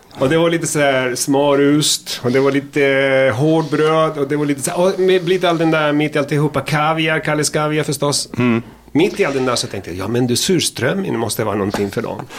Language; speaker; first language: Swedish; non-native, fluent; Spanish